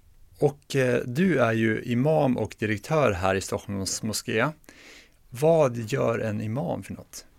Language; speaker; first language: Swedish; native; Swedish